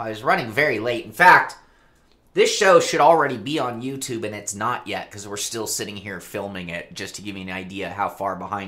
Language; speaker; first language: English; native; English